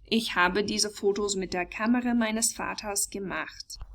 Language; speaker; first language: German; non-native, fluent; English